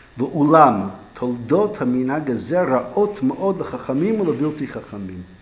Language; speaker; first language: Hebrew; non-native, fluent; English